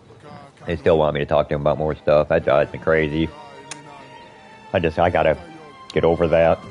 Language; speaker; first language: English; native; English